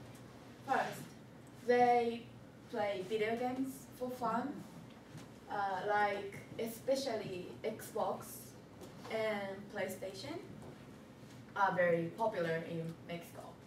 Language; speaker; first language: English; non-native, learner; Japanese